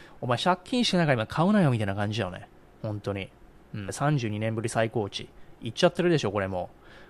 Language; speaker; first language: Japanese; native; Japanese